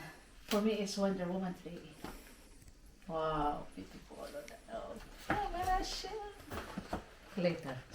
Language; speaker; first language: English; non-native, learner; Cebuano